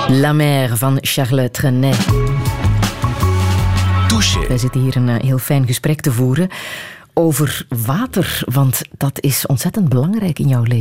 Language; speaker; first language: Dutch; native; Dutch